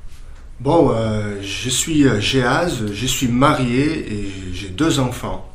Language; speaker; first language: French; non-native, fluent; Portuguese